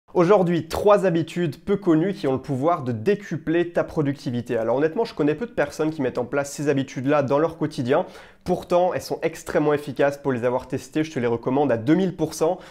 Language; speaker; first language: French; native; French